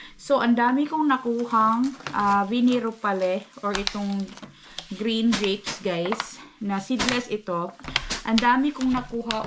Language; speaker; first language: Filipino; non-native, local second language; Cebuano